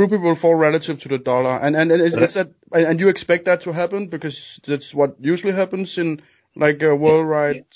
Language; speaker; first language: English; non-native, fluent; Danish